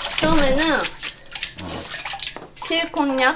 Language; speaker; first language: Korean; non-native, learner; Japanese